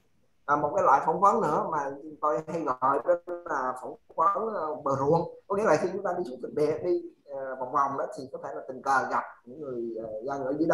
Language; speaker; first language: Vietnamese; native; Vietnamese